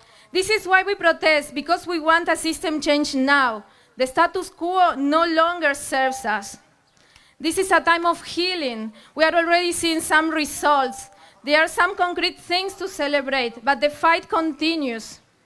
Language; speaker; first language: English; non-native, fluent; Spanish